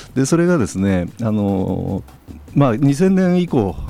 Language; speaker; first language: Japanese; native; Japanese